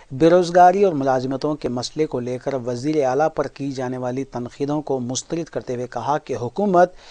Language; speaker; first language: Urdu; native; Urdu